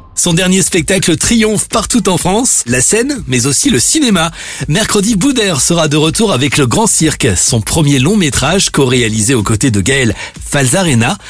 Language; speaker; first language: French; native; French